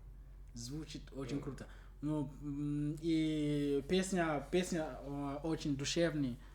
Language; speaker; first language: Russian; non-native, fluent; English